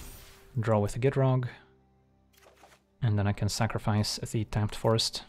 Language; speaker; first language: English; native; English